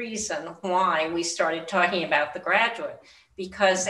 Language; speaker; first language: English; native; English